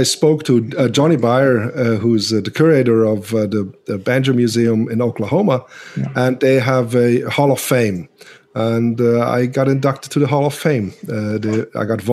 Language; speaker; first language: English; non-native, fluent; Swiss German